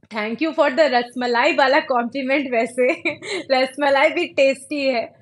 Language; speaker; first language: Hindi; non-native, local second language; Bangla